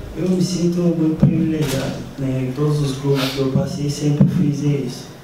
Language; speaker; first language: Portuguese; non-native, fluent; French